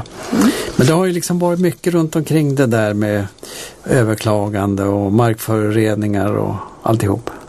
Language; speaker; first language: Swedish; native; Swedish